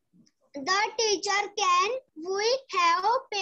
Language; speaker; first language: English; non-native, learner; Hindi